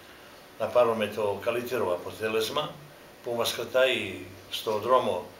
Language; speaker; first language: Greek; non-native, fluent; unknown